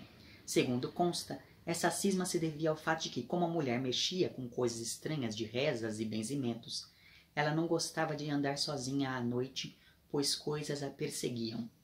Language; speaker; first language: Portuguese; native; Portuguese